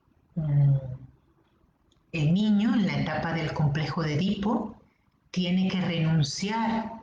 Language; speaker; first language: Spanish; native; Spanish